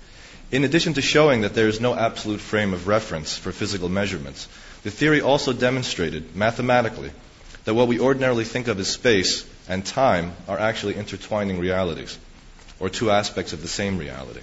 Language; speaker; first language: English; native; English